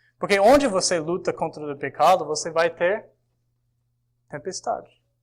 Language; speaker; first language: Portuguese; non-native, fluent; English